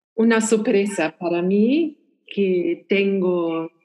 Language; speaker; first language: Spanish; non-native, learner; German